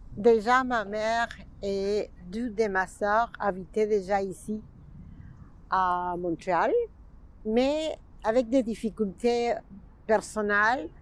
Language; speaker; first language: French; non-native, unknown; Spanish